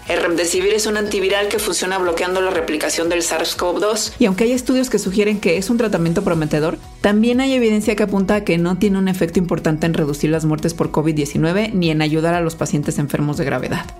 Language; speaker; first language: Spanish; native; Spanish